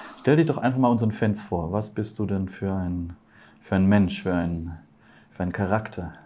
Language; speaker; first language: German; native; German